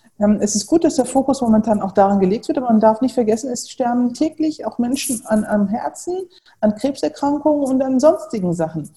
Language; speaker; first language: German; early bilingual, other home language; Turkish